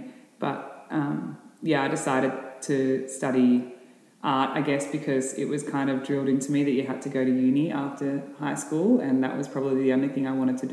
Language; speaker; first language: English; native; English